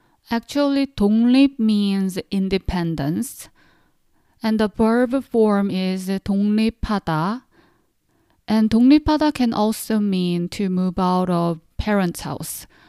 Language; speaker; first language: English; non-native, fluent; Korean